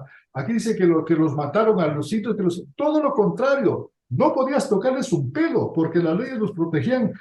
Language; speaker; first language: Spanish; native; Spanish